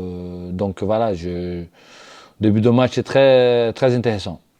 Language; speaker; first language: French; non-native, fluent; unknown